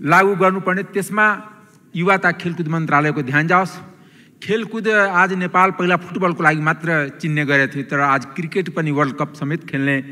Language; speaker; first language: Nepali; non-native, local second language; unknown